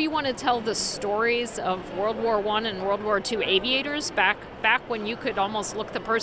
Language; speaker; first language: English; native; English